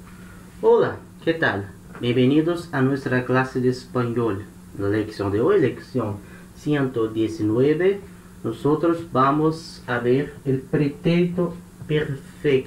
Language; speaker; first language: Spanish; non-native, fluent; Portuguese